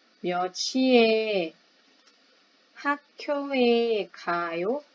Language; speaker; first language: Korean; non-native, fluent; Thai